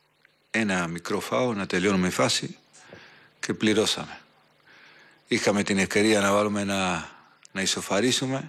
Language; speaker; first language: Greek; non-native, learner; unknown